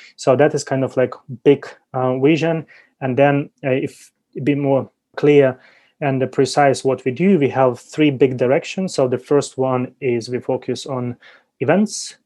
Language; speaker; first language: English; non-native, fluent; Ukrainian